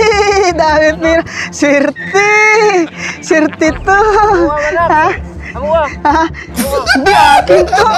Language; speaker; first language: Filipino; non-native, local second language; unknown